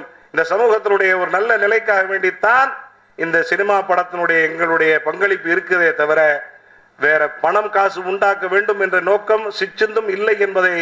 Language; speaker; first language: Tamil; native; Tamil